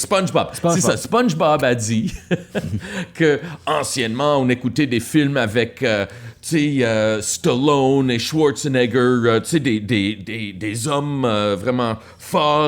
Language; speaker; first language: French; non-native, local second language; English